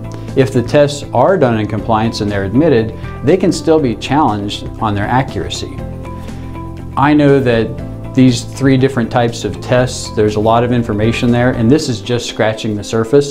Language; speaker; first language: English; native; English